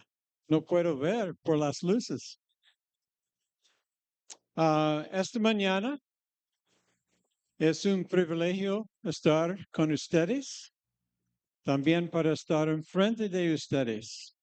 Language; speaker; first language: Spanish; non-native, fluent; English